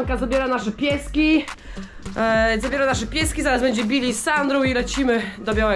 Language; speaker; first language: Polish; native; Polish